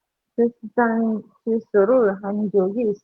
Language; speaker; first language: Korean; non-native, learner; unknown